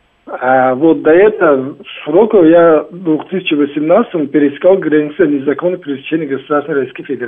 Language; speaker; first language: Russian; non-native, learner; Tajik